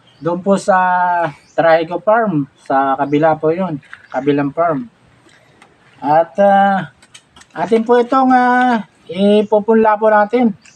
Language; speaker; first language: Filipino; native; Filipino